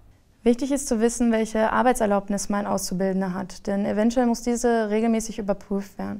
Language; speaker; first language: German; native; German